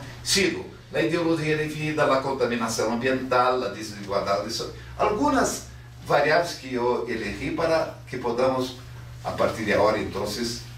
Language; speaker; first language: Spanish; non-native, fluent; Portuguese